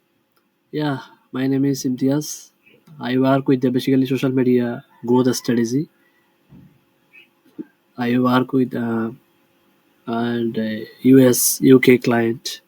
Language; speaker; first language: English; non-native, learner; Bangla